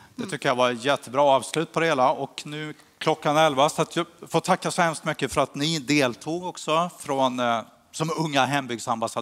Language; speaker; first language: Swedish; native; Swedish